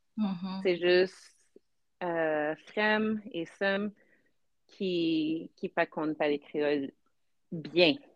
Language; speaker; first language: Haitian Creole; early bilingual, heritage; French